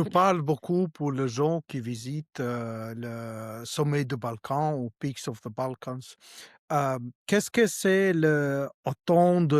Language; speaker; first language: French; non-native, learner; Albanian